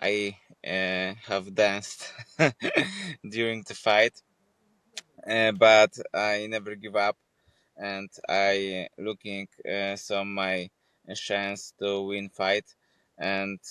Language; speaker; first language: English; non-native, fluent; Polish